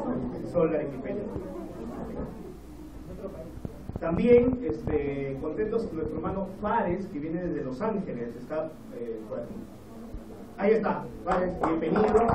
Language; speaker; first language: Spanish; native; Spanish